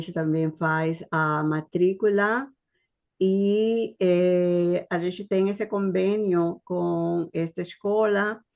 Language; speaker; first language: Portuguese; non-native, fluent; Spanish